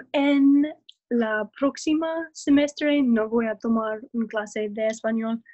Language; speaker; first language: Spanish; non-native, learner; English